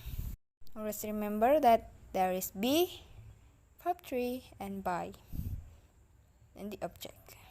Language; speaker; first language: English; non-native, learner; Indonesian